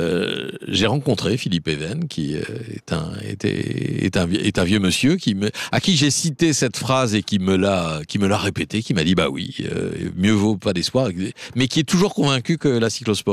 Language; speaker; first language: French; native; French